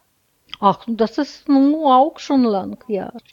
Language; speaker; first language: German; non-native, learner; Russian